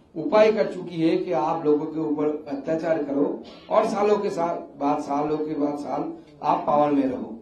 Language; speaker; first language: Hindi; non-native, local second language; Bangla